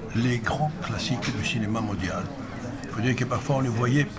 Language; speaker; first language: French; non-native, fluent; Greek